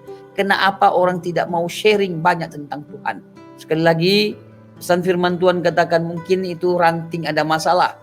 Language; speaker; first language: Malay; non-native, local second language; Achinese